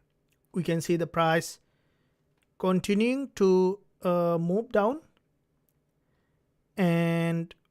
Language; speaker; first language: English; non-native, fluent; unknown